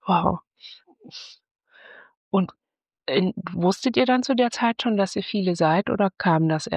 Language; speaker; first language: German; native; German